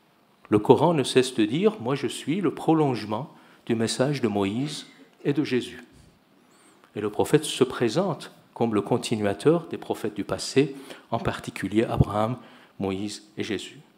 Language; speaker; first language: French; non-native, fluent; Persian